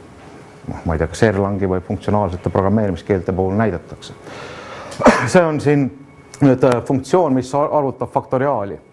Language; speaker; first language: Estonian; native; Estonian